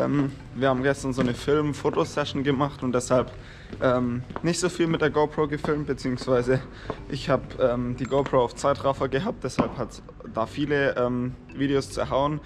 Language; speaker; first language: German; native; German